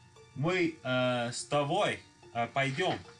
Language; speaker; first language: Russian; non-native, learner; English